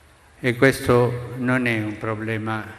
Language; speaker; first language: Italian; non-native, fluent; Spanish